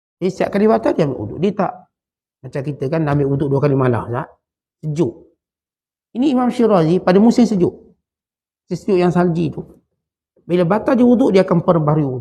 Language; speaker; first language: Malay; native; Malay